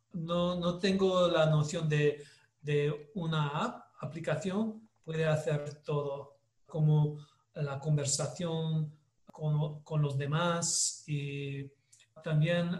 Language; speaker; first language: Spanish; non-native, learner; English